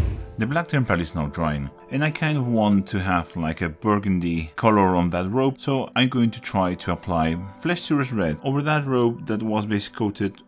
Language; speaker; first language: English; non-native, fluent; Spanish